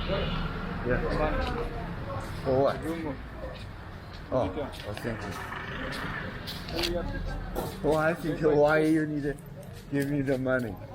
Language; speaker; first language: English; non-native, learner; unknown